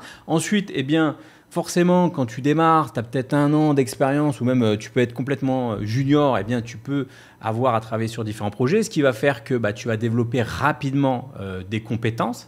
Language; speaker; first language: French; native; French